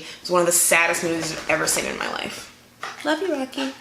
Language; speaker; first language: English; native; English